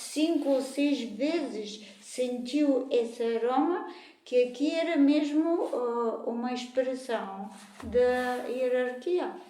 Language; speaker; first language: Portuguese; non-native, fluent; Bulgarian